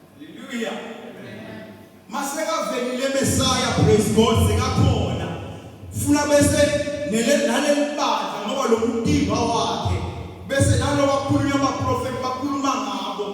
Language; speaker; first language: Zulu; non-native, local second language; Swati